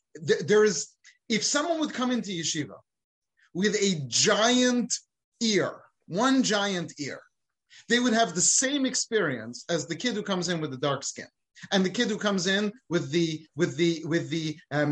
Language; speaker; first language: English; native; English